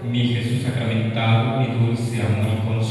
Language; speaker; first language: Spanish; native; Spanish